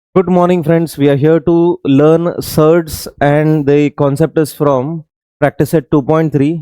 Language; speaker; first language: English; non-native, local second language; Marathi